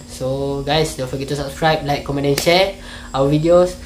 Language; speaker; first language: English; non-native, local second language; Malay